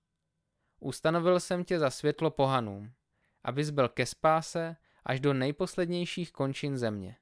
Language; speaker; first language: Czech; native; Czech